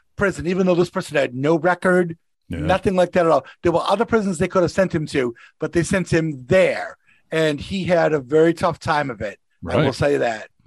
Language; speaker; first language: English; native; English